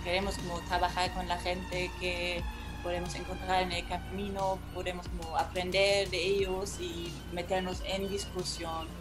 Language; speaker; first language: Spanish; non-native, fluent; German